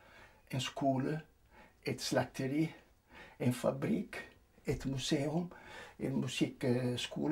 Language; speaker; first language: Norwegian; non-native, fluent; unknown